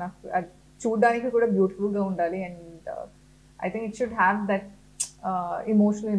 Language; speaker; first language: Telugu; non-native, fluent; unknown